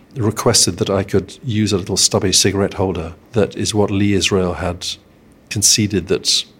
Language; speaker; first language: English; native; English